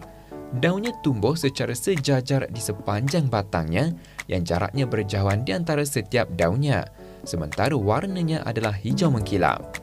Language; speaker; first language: Malay; native; Malay